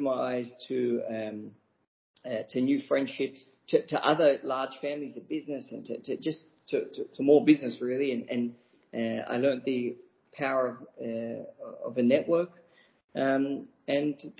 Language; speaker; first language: English; native; English